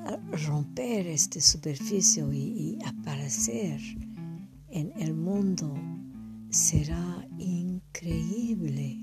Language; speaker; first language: Spanish; non-native, fluent; English